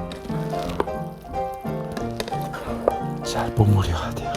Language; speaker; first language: Korean; non-native, fluent; Italian